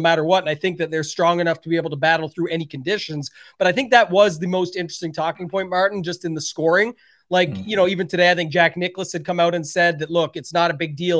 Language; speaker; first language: English; native; English